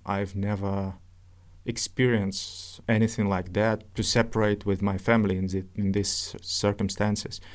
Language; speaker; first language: English; non-native, fluent; Russian